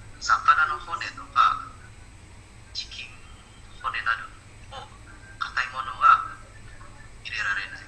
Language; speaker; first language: Japanese; non-native, learner; Indonesian